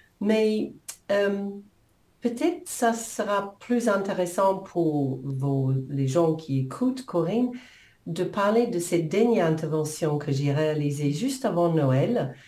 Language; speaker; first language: French; non-native, fluent; English